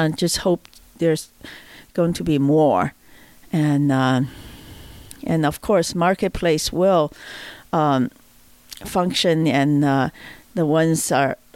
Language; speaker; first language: English; non-native, fluent; Chinese